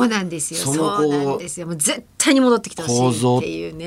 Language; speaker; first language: Japanese; native; Japanese